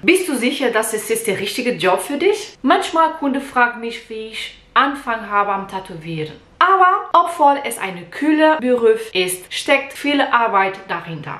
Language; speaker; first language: German; non-native, learner; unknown